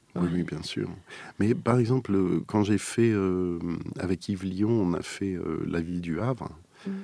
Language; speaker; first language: French; native; French